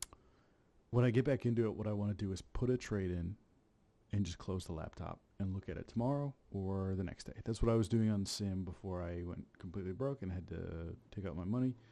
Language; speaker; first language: English; native; English